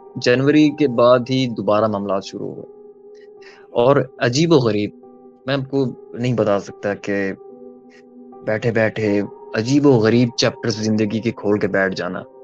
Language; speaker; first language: Urdu; early bilingual, heritage; Urdu